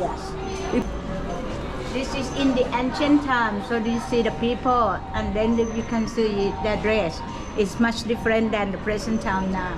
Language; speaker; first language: English; non-native, fluent; Thai